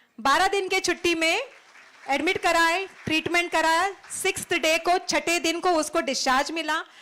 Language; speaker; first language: Hindi; non-native, local second language; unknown